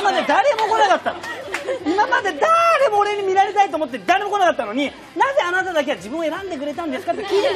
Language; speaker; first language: Japanese; native; Japanese